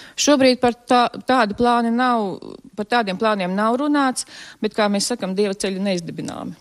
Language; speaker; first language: Latvian; native; Latvian